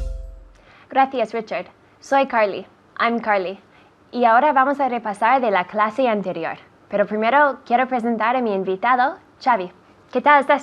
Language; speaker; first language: Spanish; non-native, fluent; English